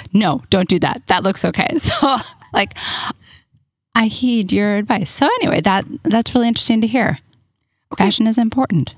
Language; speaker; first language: English; native; English